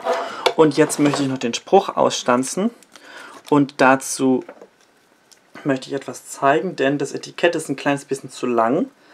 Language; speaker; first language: German; native; German